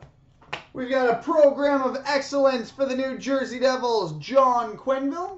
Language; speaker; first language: English; native; English